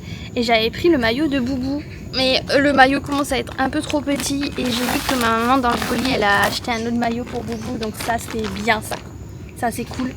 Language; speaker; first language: French; native; French